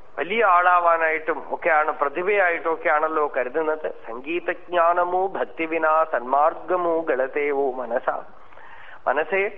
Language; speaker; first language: Malayalam; non-native, local second language; Tamil